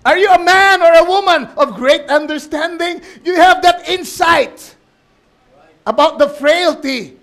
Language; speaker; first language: English; non-native, local second language; Filipino